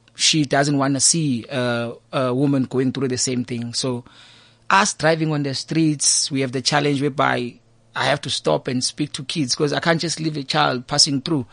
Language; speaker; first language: English; non-native, local second language; Zulu